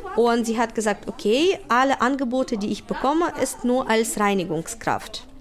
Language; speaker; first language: German; non-native, fluent; Ukrainian